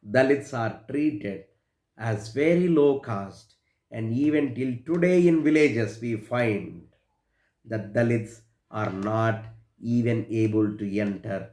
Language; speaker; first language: English; non-native, local second language; Telugu